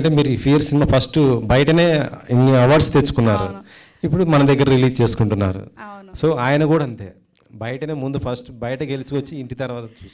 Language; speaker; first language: Telugu; native; Telugu